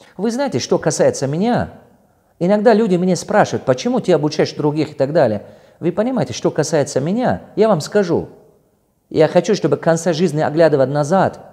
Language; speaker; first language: Russian; non-native, local second language; Tajik